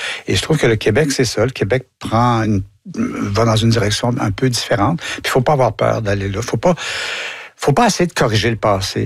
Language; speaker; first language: French; native; French